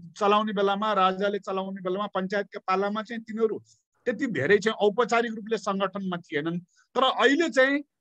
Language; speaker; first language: Nepali; native; Nepali